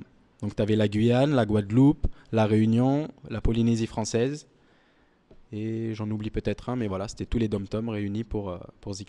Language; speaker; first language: French; native; French